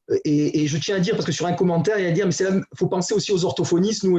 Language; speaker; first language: French; native; French